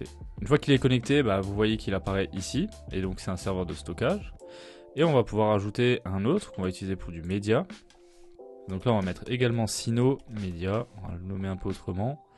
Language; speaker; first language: French; native; French